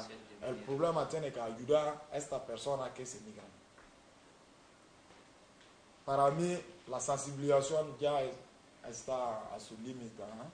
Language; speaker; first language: Spanish; non-native, learner; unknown